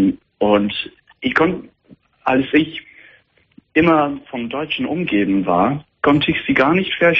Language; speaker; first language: German; non-native, fluent; English